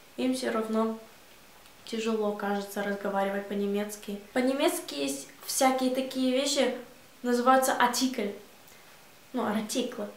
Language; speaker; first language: Russian; early bilingual, heritage; Russian